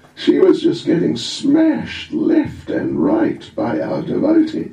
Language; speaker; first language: English; native; English